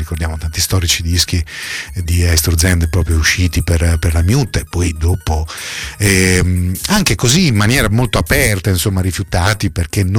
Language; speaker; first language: Italian; native; Italian